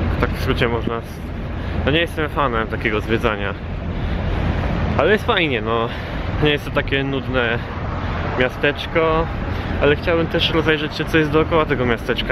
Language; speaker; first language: Polish; native; Polish